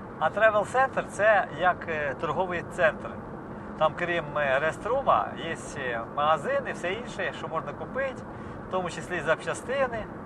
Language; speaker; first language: Ukrainian; non-native, local second language; Russian